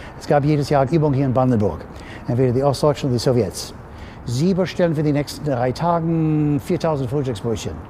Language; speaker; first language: German; non-native, fluent; English